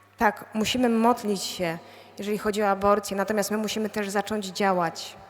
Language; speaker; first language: Polish; native; Polish